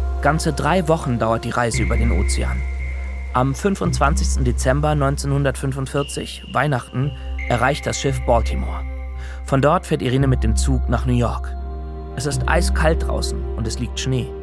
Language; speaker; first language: German; native; German